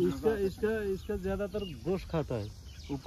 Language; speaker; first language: Hindi; non-native, learner; Bangla